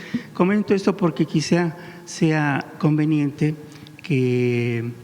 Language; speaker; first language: Spanish; native; Spanish